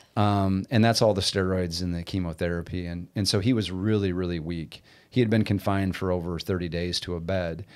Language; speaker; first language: English; native; English